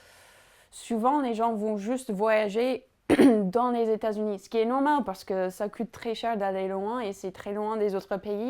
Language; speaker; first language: French; non-native, fluent; English